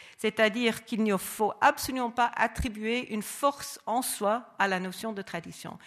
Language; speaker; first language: French; non-native, fluent; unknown